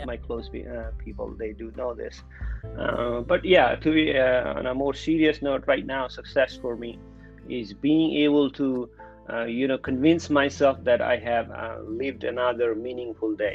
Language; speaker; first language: English; non-native, local second language; Nepali